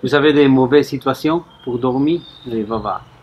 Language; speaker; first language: French; non-native, learner; Spanish